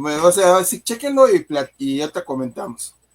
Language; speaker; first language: Spanish; native; Spanish